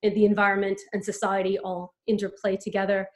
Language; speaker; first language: English; native; English